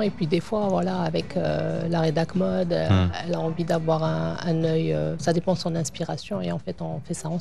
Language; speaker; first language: French; native; French